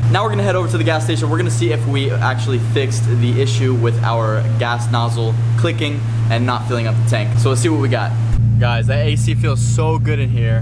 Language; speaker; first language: English; native; English